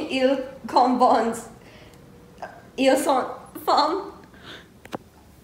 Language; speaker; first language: French; non-native, learner; English